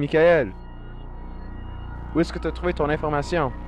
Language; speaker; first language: French; native; French